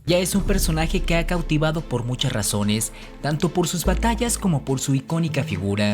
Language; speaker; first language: Spanish; native; Spanish